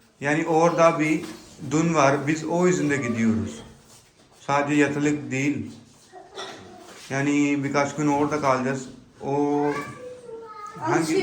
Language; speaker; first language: Turkish; non-native, learner; Urdu